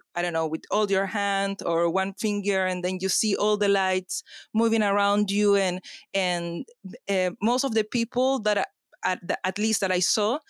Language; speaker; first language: English; non-native, fluent; Spanish